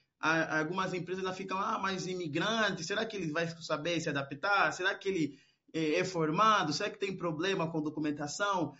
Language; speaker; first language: Portuguese; native; Portuguese